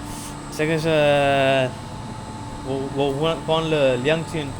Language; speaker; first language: Chinese; non-native, learner; Sinhala